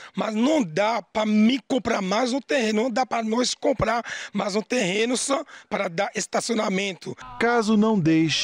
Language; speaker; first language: Portuguese; non-native, learner; Haitian Creole